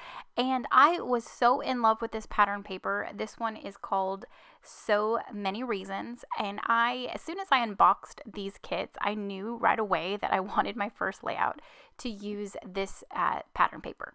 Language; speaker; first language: English; native; English